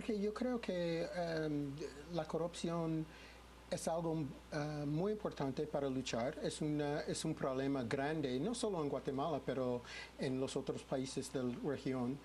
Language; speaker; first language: Spanish; non-native, fluent; English